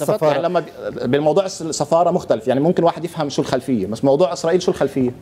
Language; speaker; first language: Arabic; native; Arabic